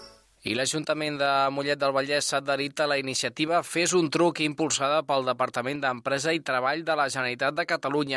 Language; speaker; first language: Catalan; native; Catalan